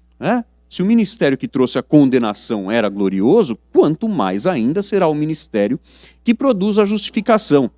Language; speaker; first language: Portuguese; native; Portuguese